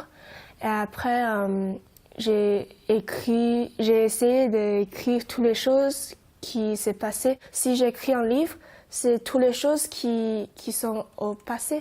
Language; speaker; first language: French; non-native, learner; Chinese